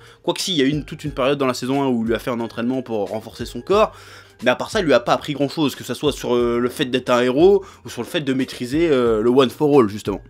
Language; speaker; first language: French; native; French